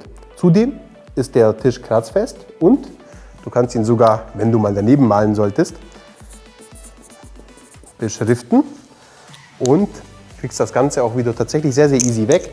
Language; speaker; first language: German; native; German